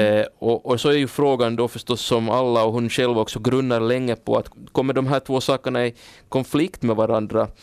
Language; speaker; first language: Swedish; native; Swedish